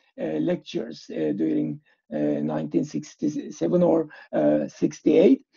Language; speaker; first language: English; non-native, fluent; Turkish